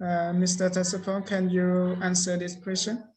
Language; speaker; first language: English; non-native, learner; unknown